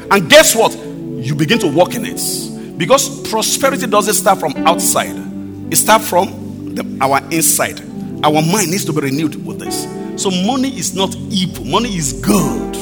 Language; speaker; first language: English; non-native, local second language; Yoruba